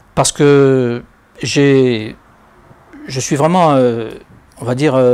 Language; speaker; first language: French; native; French